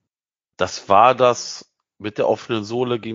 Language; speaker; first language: German; native; German